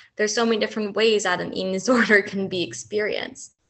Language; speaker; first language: English; native; English